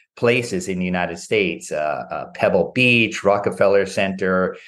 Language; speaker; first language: English; native; English